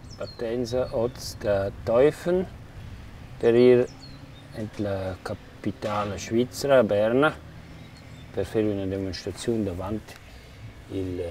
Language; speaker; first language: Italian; non-native, local second language; German